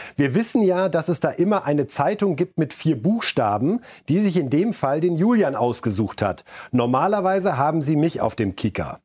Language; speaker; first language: German; native; German